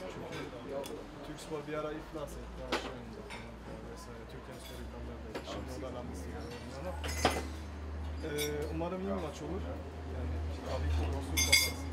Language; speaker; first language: Turkish; early bilingual, other home language; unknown